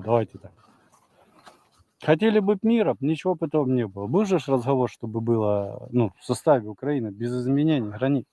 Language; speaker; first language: Russian; native; Russian